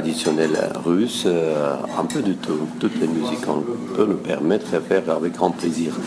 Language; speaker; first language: French; non-native, fluent; Russian